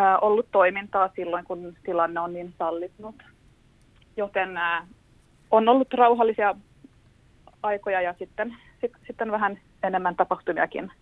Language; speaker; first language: Finnish; non-native, local second language; Swedish